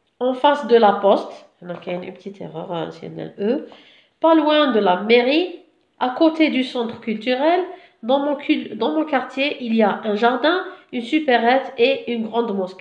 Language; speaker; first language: French; non-native, local second language; Arabic